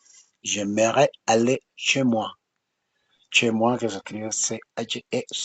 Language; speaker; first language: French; non-native, fluent; Spanish